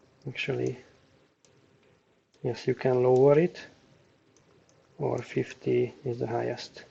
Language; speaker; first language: English; non-native, fluent; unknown